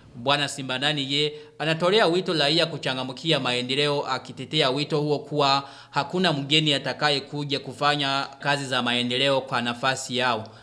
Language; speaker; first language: Swahili; non-native, local second language; Rundi